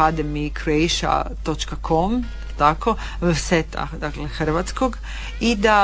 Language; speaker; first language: Serbian; native; Serbian